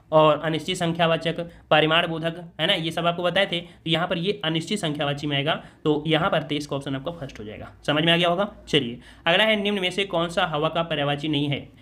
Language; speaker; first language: Hindi; native; Hindi